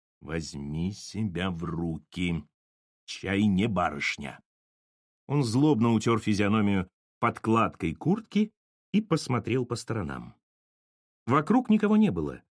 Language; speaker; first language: Russian; native; Russian